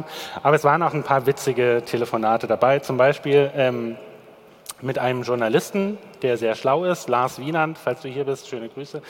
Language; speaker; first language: German; native; German